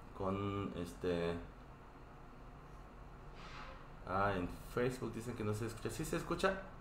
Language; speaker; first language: Spanish; non-native, fluent; Korean